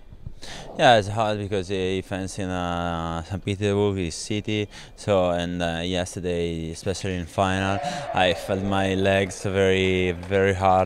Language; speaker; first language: English; non-native, learner; Italian